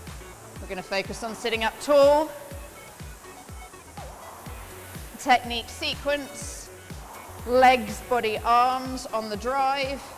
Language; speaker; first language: English; native; English